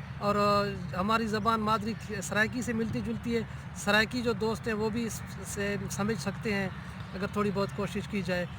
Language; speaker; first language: Urdu; non-native, local second language; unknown